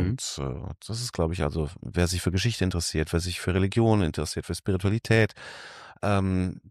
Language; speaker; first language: German; native; German